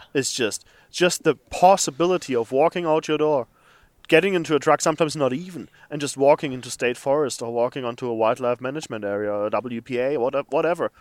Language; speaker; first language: English; non-native, fluent; German